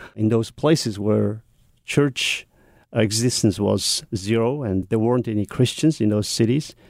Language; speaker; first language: English; non-native, fluent; Mongolian